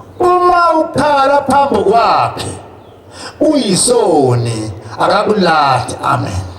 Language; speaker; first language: Zulu; native; Zulu